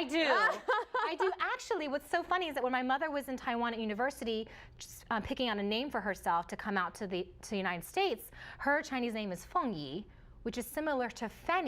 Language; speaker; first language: English; early bilingual, other home language; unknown